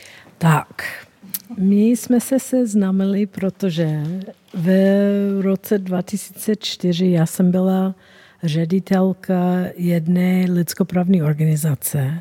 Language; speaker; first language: Czech; non-native, fluent; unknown